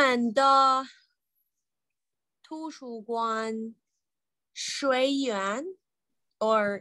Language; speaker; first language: Chinese; non-native, learner; English